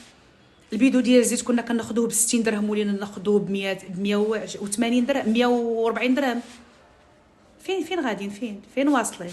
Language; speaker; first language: Arabic; native; Arabic